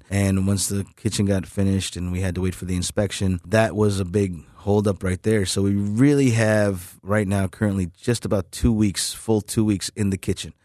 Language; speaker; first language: English; native; English